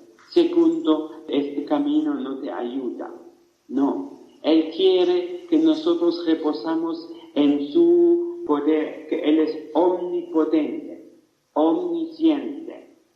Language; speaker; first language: Spanish; non-native, fluent; German